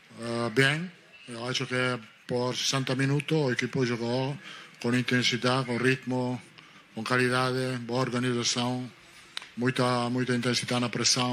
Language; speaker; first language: Portuguese; non-native, fluent; Italian